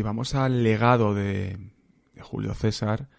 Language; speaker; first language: Spanish; native; Spanish